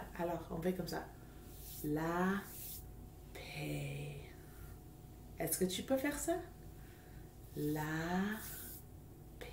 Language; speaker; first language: French; non-native, fluent; English